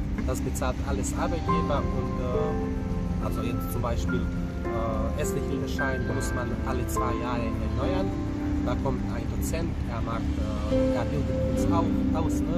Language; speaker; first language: German; non-native, fluent; Serbian